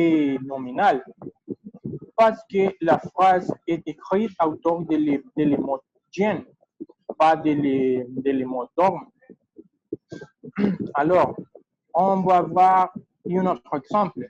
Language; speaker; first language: French; non-native, learner; Spanish